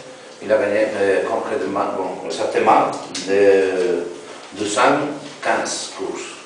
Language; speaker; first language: French; non-native, learner; Spanish